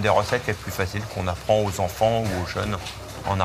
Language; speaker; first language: French; native; French